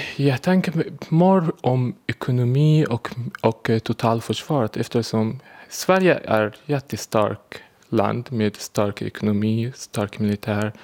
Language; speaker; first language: Swedish; non-native, fluent; Arabic